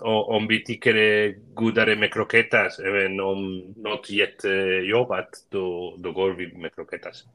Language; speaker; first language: Swedish; early bilingual, heritage; Spanish